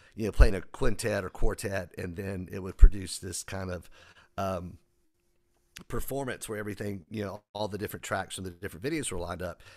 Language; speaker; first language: English; native; English